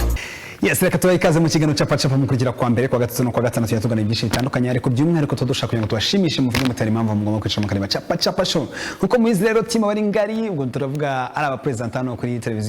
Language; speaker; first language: Kinyarwanda; native; Kinyarwanda